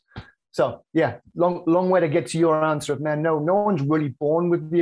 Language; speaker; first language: English; native; English